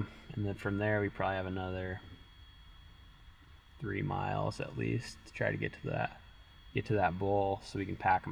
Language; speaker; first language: English; native; English